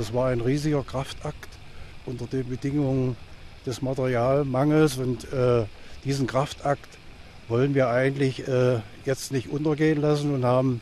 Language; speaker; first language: German; native; German